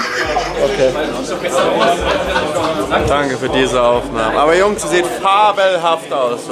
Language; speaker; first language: German; native; German